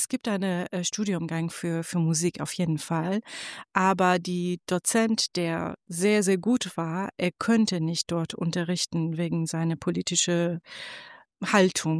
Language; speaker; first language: German; non-native, fluent; Persian